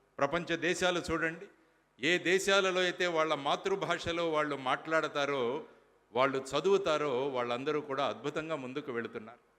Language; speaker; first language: Telugu; native; Telugu